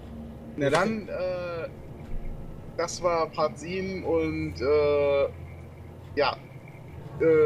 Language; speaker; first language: German; native; German